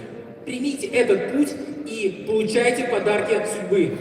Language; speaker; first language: Russian; native; Russian